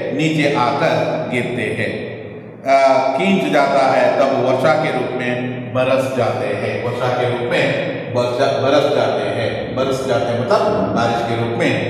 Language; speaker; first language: Hindi; non-native, local second language; Kannada